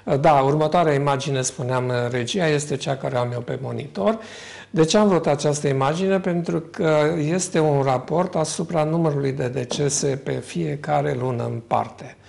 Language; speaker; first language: Romanian; native; Romanian